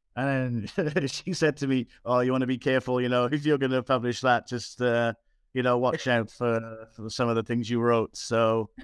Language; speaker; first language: English; native; English